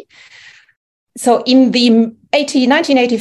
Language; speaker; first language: English; non-native, fluent; German